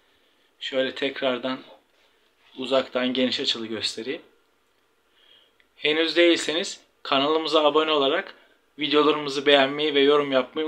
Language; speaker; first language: Turkish; native; Turkish